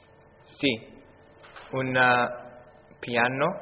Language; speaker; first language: Italian; non-native, learner; English